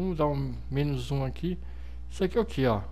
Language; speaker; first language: Portuguese; native; Portuguese